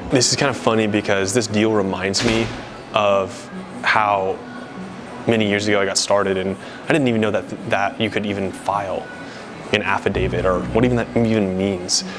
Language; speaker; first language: English; native; English